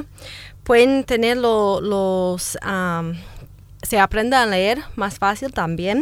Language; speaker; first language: Spanish; non-native, fluent; English